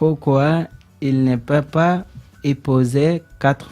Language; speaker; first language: French; non-native, learner; Arabic